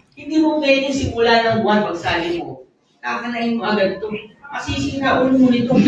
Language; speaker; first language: Filipino; native; Filipino